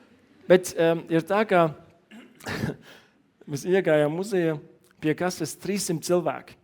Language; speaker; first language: Latvian; non-native, learner; German